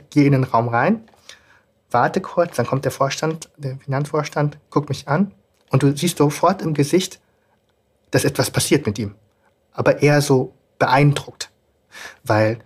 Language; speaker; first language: German; native; German